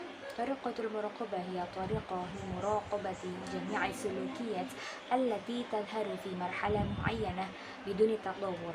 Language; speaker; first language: Arabic; non-native, learner; Indonesian